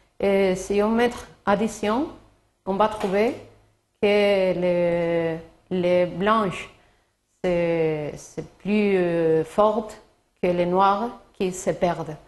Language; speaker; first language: French; non-native, learner; Spanish